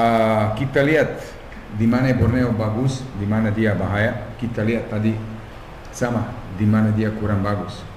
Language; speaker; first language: Indonesian; non-native, fluent; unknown